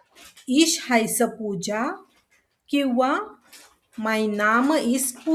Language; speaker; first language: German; non-native, learner; Marathi